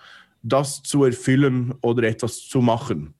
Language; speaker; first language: German; non-native, fluent; English